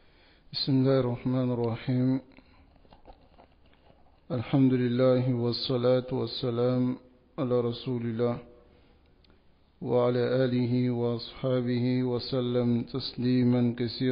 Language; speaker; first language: Arabic; non-native, fluent; Dyula